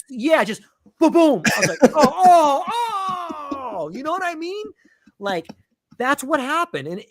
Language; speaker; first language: English; native; English